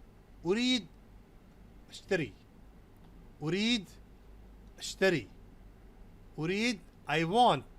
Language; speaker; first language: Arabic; non-native, fluent; Urdu